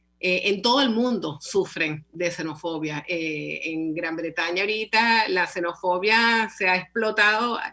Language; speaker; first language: Spanish; native; Spanish